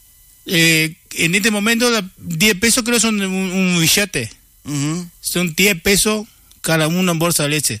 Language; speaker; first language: Spanish; non-native, learner; Chinese